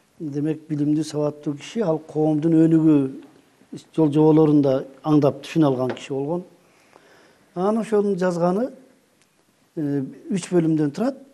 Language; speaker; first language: Kyrgyz; native; Kyrgyz